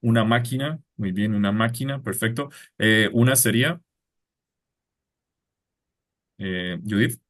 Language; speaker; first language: Spanish; non-native, fluent; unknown